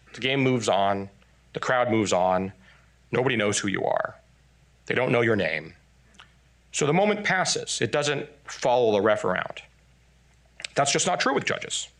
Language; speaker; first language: English; non-native, fluent; Chinese